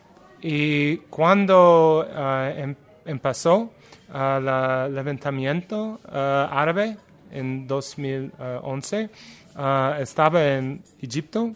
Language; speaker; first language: Spanish; non-native, learner; English